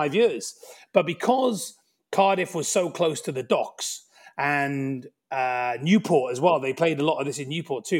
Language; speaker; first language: English; native; English